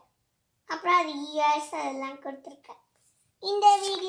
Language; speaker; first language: Tamil; early bilingual, heritage; Tamil